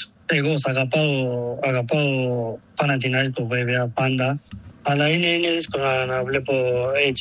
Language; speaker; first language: Greek; non-native, learner; Spanish